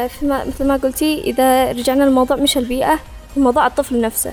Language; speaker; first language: Arabic; native; Arabic